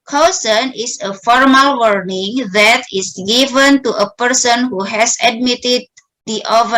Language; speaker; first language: English; non-native, learner; Indonesian